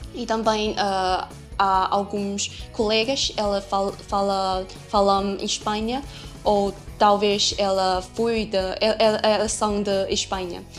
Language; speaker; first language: Portuguese; non-native, learner; Chinese